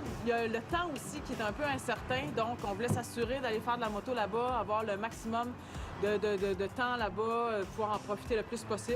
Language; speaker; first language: French; native; French